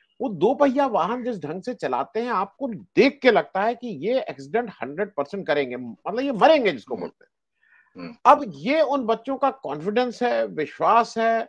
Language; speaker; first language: Hindi; native; Hindi